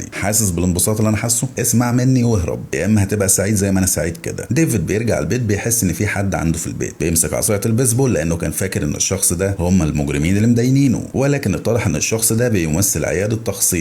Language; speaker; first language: Arabic; native; Arabic